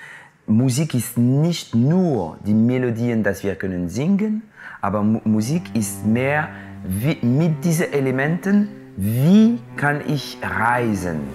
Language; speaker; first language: German; non-native, local second language; French